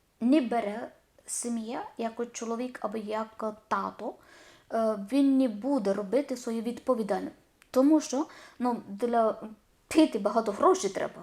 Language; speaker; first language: Ukrainian; non-native, learner; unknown